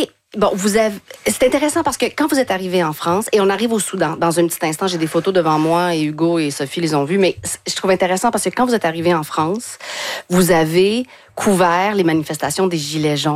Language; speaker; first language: French; native; French